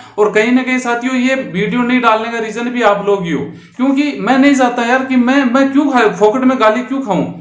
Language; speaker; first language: Hindi; native; Hindi